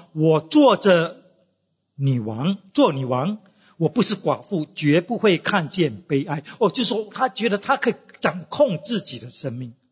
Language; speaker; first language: Chinese; native; Chinese